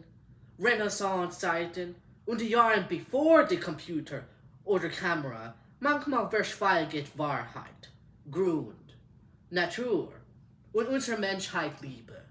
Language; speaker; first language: German; non-native, learner; English